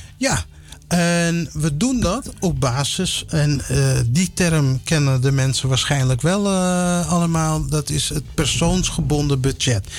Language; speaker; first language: Dutch; early bilingual, other home language; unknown